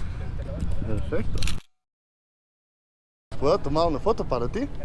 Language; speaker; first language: Spanish; non-native, learner; Danish